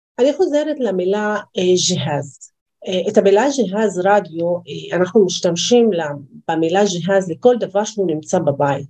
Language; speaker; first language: Hebrew; non-native, local second language; Arabic